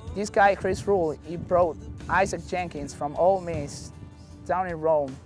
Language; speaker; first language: English; non-native, fluent; Italian